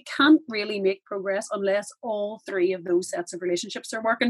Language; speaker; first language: English; native; English